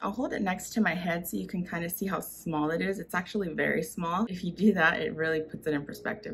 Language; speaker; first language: English; early bilingual, other home language; Spanish